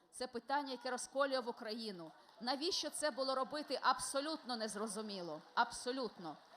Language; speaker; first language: Ukrainian; non-native, local second language; Russian